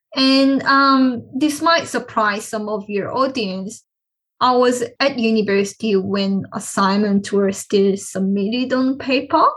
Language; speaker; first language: English; non-native, fluent; Korean